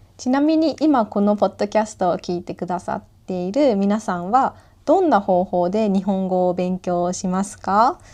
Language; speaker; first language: Japanese; native; Japanese